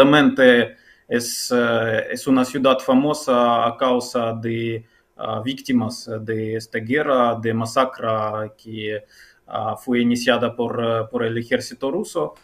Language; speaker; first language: Spanish; non-native, fluent; Ukrainian